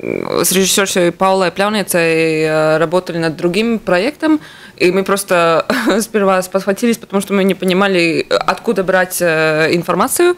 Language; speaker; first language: Russian; native; Russian